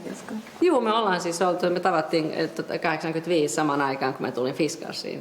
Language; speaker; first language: Finnish; non-native, fluent; Japanese